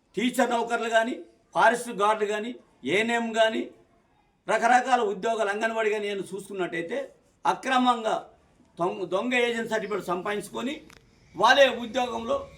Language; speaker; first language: Telugu; non-native, local second language; Koya